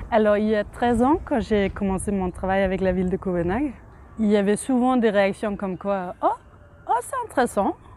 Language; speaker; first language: French; non-native, fluent; Danish